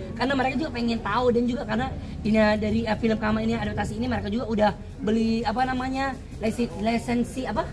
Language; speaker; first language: Indonesian; non-native, fluent; Thai